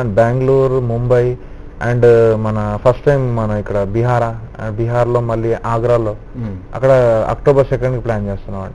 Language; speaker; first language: Telugu; native; Telugu